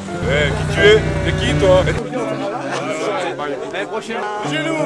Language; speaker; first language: French; native; French